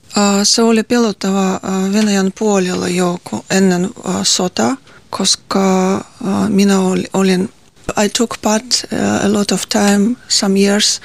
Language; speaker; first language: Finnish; non-native, learner; Russian